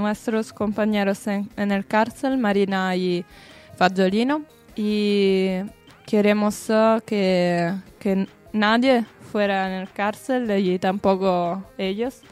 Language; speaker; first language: Spanish; non-native, learner; Italian